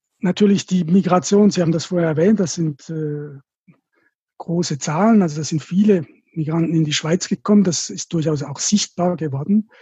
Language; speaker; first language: German; native; German